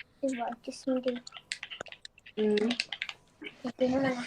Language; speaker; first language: Welsh; non-native, local second language; English